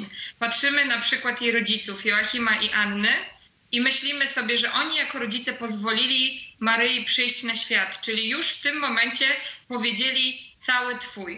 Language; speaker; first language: Polish; native; Polish